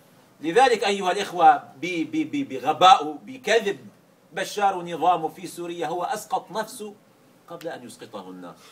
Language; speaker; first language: Arabic; native; Arabic